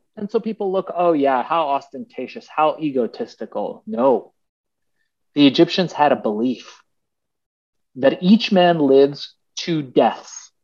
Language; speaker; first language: English; early bilingual, other home language; Persian